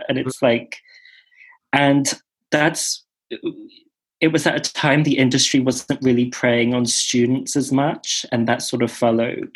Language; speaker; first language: English; native; English